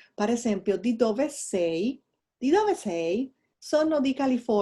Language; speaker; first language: Italian; non-native, fluent; English